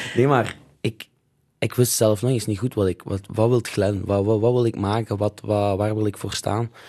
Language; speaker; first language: Dutch; native; Dutch